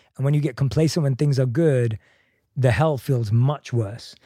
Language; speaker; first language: English; native; English